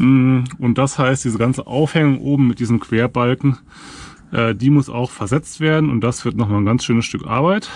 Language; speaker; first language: German; native; German